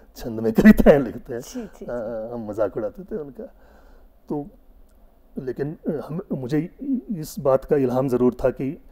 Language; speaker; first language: Hindi; non-native, local second language; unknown